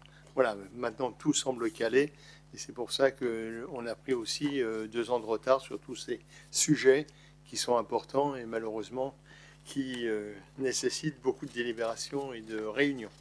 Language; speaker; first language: French; native; French